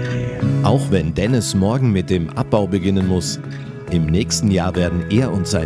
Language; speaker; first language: German; native; German